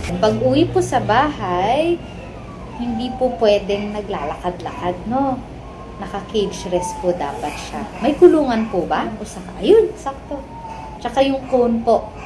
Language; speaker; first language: Filipino; native; Filipino